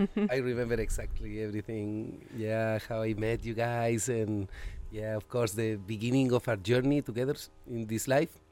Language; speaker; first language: English; non-native, fluent; Spanish